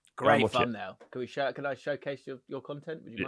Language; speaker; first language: English; native; English